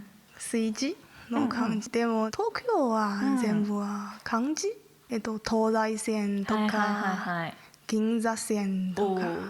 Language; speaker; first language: Japanese; non-native, learner; Chinese